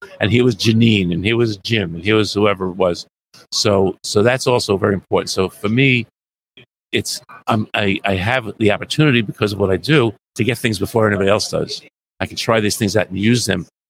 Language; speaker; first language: English; native; English